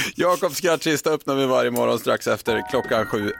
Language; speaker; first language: Swedish; native; Swedish